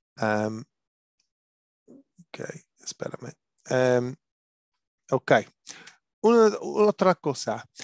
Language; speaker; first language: Spanish; non-native, learner; English